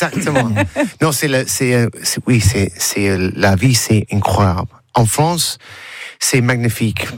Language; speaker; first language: French; non-native, learner; English